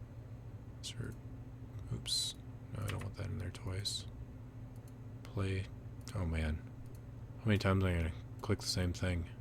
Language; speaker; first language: English; native; English